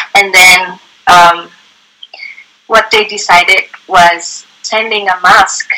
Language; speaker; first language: English; non-native, fluent; Japanese